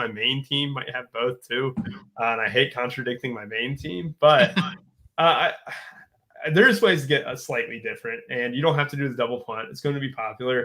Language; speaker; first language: English; native; English